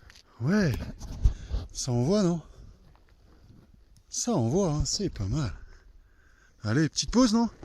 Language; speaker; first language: French; native; French